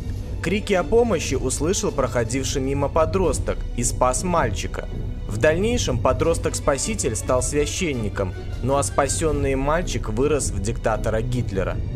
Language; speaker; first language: Russian; native; Russian